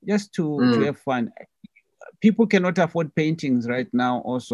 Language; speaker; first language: English; non-native, local second language; Tswana